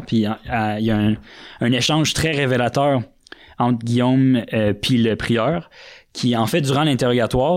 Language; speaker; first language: French; native; French